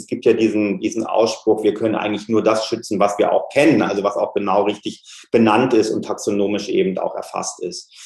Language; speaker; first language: German; native; German